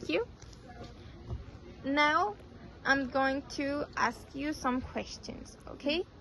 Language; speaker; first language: English; non-native, fluent; Spanish